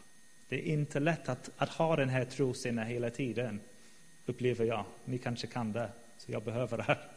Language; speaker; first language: Swedish; non-native, fluent; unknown